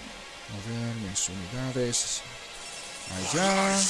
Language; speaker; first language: Spanish; non-native, learner; English